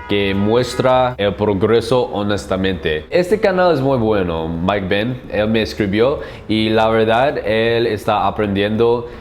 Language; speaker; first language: Spanish; non-native, learner; English